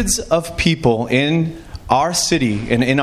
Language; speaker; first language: English; native; English